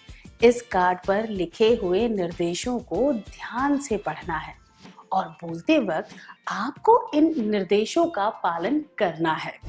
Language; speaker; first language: Hindi; native; Hindi